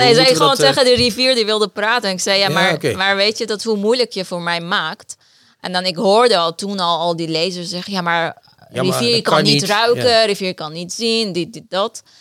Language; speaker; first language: Dutch; non-native, fluent; Persian